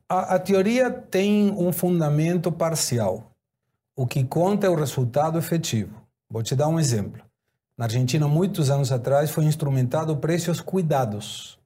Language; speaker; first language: Portuguese; non-native, fluent; Spanish